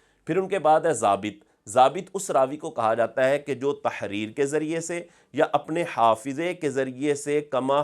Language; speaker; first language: Urdu; native; Urdu